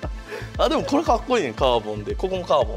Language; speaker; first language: Japanese; native; Japanese